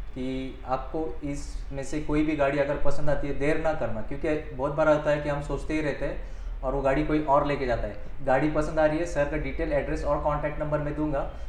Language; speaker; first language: Hindi; non-native, local second language; Marathi